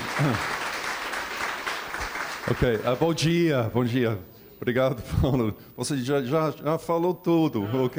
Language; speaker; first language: Portuguese; non-native, learner; English